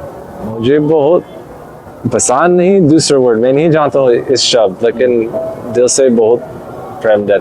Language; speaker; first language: Hindi; non-native, learner; English